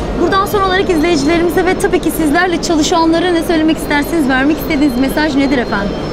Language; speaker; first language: Turkish; native; Turkish